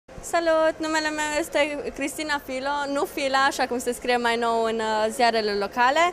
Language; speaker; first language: Romanian; native; Romanian